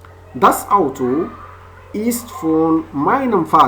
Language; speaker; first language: German; non-native, fluent; French